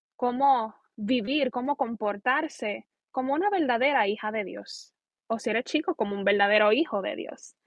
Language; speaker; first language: Spanish; native; Spanish